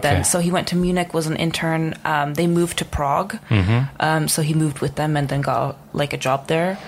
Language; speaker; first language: English; non-native, fluent; Czech